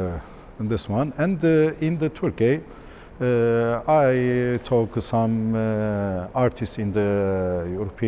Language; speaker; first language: English; non-native, learner; Turkish